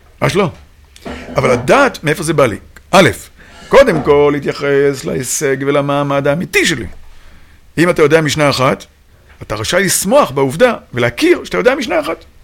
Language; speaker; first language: Hebrew; native; Hebrew